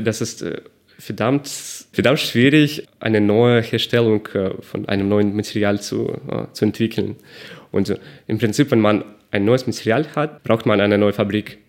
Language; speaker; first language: German; non-native, fluent; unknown